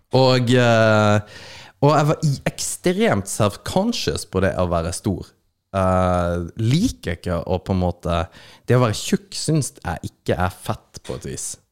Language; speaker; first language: Norwegian; native; Norwegian